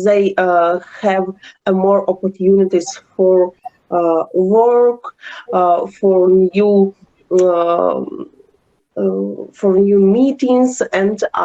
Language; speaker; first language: English; non-native, learner; Ukrainian